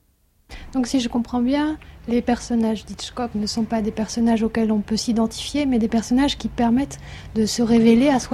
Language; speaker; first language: French; native; French